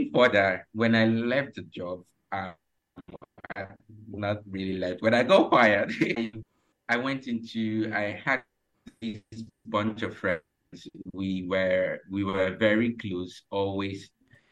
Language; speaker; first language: English; non-native, local second language; Ibibio